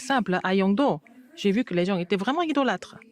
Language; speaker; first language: French; non-native, fluent; Korean